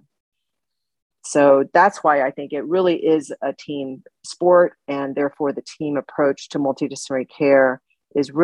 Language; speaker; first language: English; early bilingual, other home language; Chinese